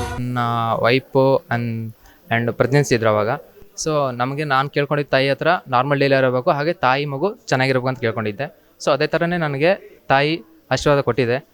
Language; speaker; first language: Kannada; native; Kannada